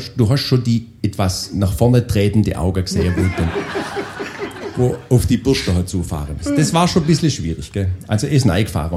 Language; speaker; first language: German; native; German